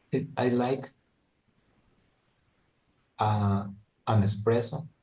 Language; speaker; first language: English; non-native, learner; Spanish